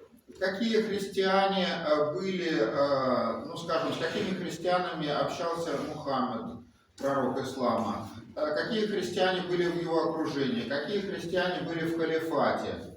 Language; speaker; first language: Russian; native; Russian